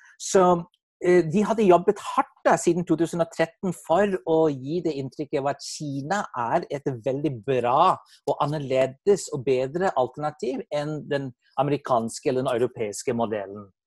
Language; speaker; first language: Norwegian; non-native, fluent; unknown